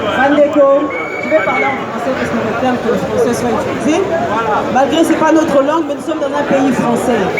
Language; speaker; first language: French; non-native, local second language; Lingala